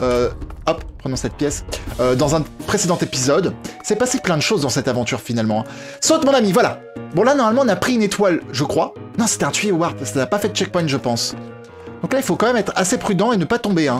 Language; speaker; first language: French; native; French